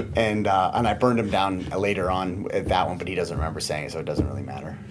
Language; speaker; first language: English; native; English